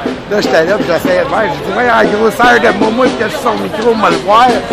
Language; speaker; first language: French; native; French